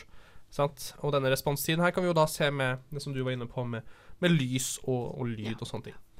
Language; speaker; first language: Norwegian; native; Norwegian